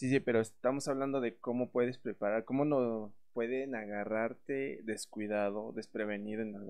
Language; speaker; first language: Spanish; native; Spanish